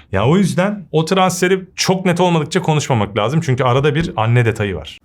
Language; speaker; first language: Turkish; native; Turkish